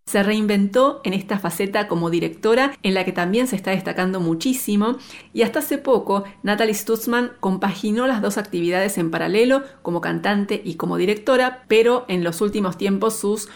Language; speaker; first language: Spanish; native; Spanish